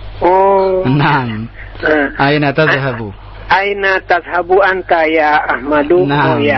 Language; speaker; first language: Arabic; non-native, learner; Indonesian